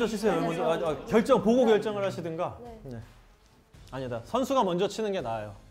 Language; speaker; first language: Korean; native; Korean